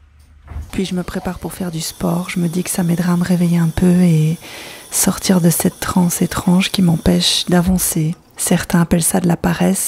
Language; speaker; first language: French; native; French